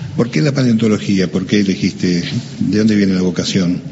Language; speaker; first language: Spanish; native; Spanish